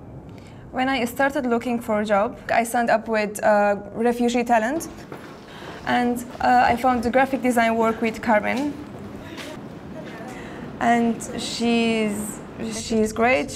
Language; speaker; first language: English; non-native, learner; Armenian